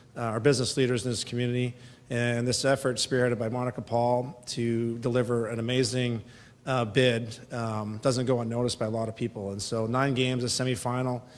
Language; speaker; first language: English; native; English